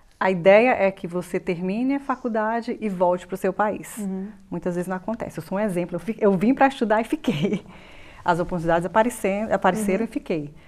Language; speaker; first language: Portuguese; native; Portuguese